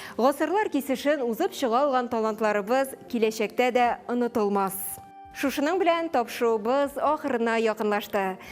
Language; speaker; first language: Tatar; native; Tatar